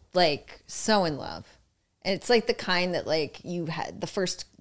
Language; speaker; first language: English; native; English